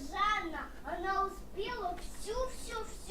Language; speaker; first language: Russian; early bilingual, other home language; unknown